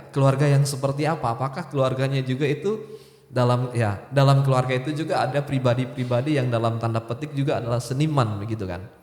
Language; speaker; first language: Indonesian; non-native, local second language; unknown